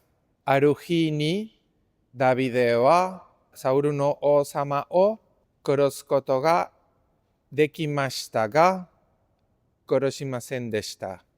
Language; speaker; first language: Japanese; non-native, fluent; Spanish